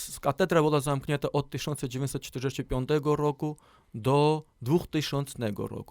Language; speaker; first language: Polish; non-native, learner; Armenian